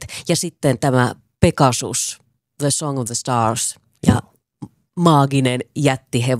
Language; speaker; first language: Finnish; native; Finnish